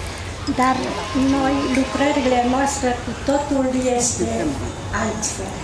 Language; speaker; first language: Romanian; non-native, local second language; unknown